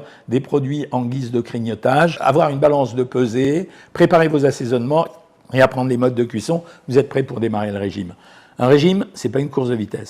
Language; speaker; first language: French; native; French